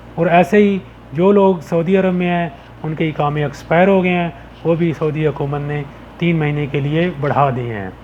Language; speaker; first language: Urdu; non-native, local second language; Punjabi